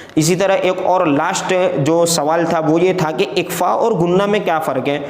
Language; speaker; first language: Urdu; native; Urdu